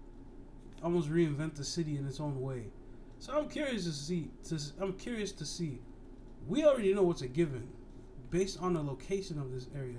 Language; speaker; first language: English; native; English